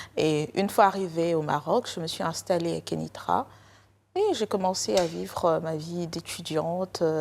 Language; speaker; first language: French; non-native, local second language; Lingala